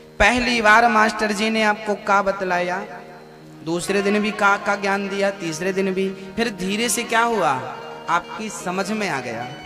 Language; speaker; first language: Hindi; native; Hindi